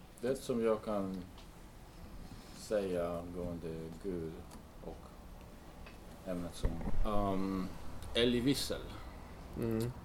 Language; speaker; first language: Swedish; non-native, fluent; English